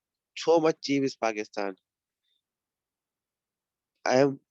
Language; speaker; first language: English; non-native, learner; Urdu